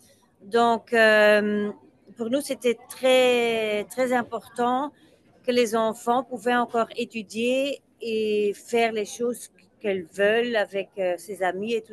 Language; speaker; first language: French; non-native, local second language; Dutch